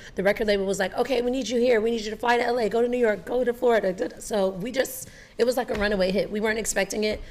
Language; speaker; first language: English; native; English